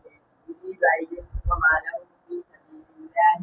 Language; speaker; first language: Arabic; non-native, learner; Bangla